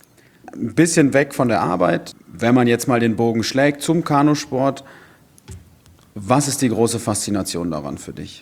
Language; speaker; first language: German; native; German